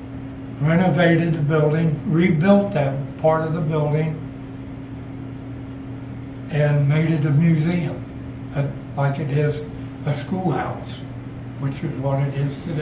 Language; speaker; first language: English; native; English